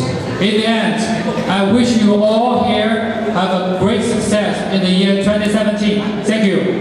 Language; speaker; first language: English; non-native, fluent; Chinese